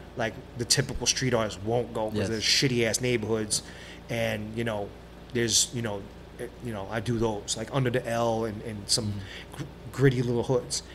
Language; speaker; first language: English; native; English